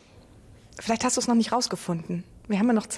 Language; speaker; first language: German; native; German